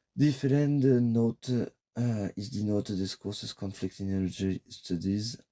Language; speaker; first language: German; non-native, fluent; French